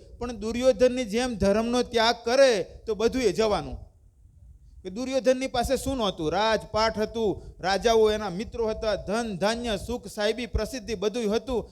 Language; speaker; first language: Gujarati; native; Gujarati